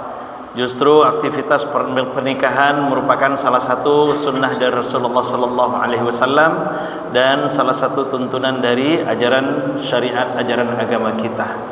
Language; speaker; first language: Indonesian; native; Indonesian